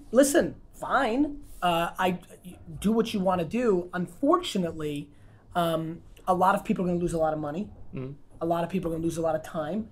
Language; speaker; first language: English; non-native, fluent; Russian